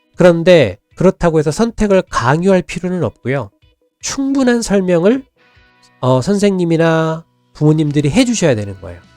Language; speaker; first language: Korean; native; Korean